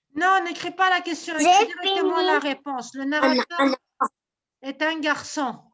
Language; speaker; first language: French; non-native, local second language; Arabic